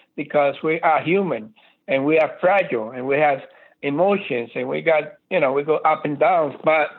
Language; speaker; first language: English; native; English